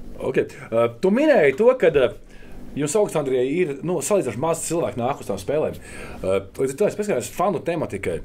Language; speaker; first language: Latvian; native; Latvian